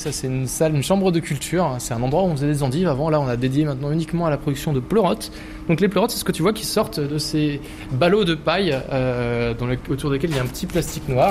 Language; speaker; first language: French; native; French